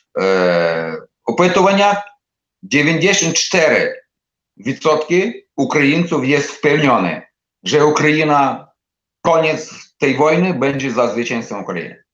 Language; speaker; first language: Polish; non-native, learner; Ukrainian